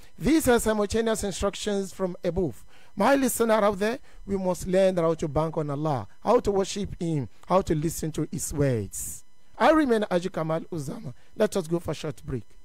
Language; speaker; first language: English; non-native, local second language; Yoruba